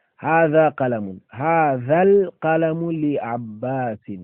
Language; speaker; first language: Arabic; non-native, fluent; Fula